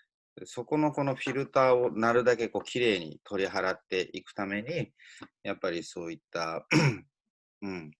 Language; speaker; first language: Japanese; native; Japanese